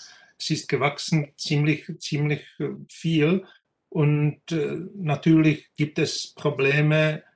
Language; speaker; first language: German; non-native, fluent; Czech